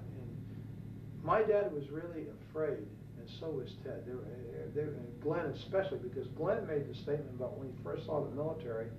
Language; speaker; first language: English; native; English